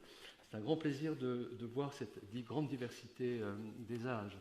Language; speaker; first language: French; native; French